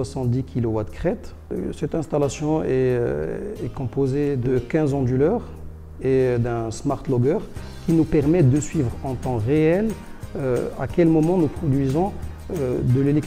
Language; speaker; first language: French; non-native, local second language; Arabic